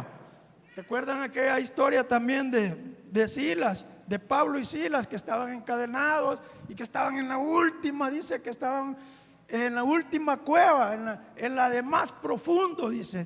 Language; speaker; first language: Spanish; native; Spanish